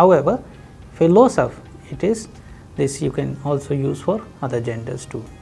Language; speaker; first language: English; non-native, local second language; Hindi